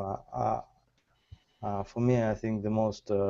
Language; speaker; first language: English; non-native, fluent; Russian